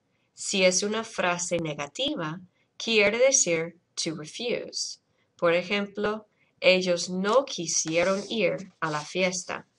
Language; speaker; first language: Spanish; non-native, fluent; English